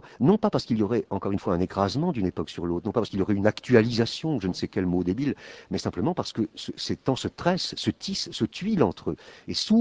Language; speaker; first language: French; native; French